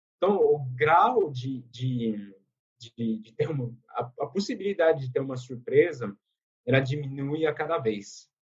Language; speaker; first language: Portuguese; non-native, fluent; French